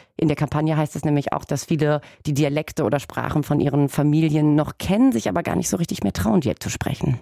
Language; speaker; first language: German; native; German